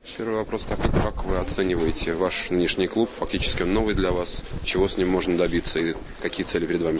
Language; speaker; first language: Russian; native; Russian